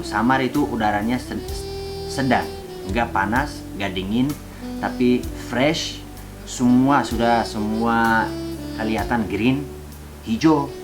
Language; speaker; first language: Indonesian; non-native, fluent; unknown